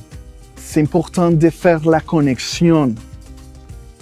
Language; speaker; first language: French; non-native, fluent; Spanish